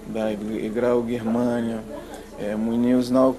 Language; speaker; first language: Russian; non-native, learner; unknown